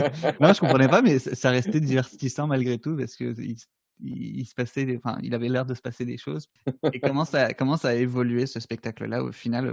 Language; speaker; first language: French; native; French